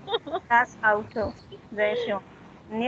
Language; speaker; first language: German; non-native, fluent; Hindi